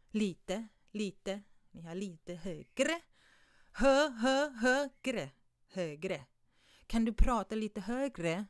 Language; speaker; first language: Swedish; non-native, fluent; Thai